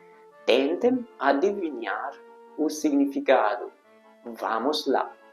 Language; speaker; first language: Portuguese; non-native, fluent; Hungarian